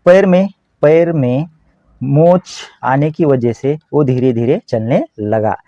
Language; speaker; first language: Hindi; non-native, local second language; Marathi